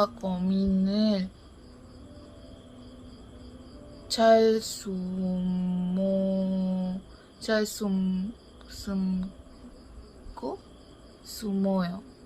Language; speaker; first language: Korean; non-native, learner; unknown